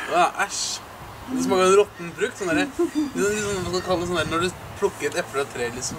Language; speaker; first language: Norwegian; native; Norwegian